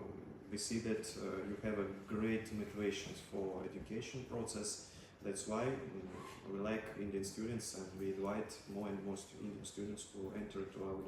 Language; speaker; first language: English; non-native, learner; Russian